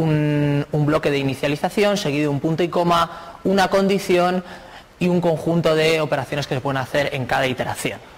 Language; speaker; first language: Spanish; native; Spanish